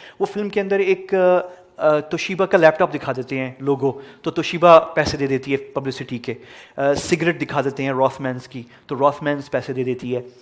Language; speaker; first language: Urdu; native; Urdu